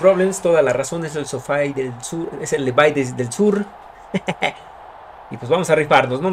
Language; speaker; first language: Spanish; native; Spanish